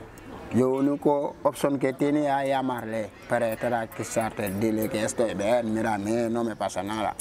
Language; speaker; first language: Spanish; non-native, fluent; Wolof